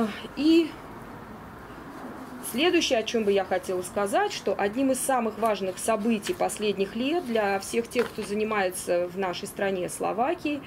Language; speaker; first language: Russian; native; Russian